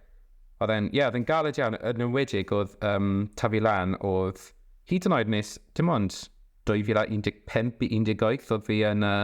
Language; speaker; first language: Welsh; non-native, local second language; English